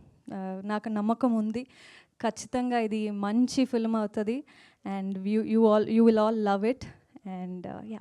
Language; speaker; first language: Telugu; non-native, local second language; Kannada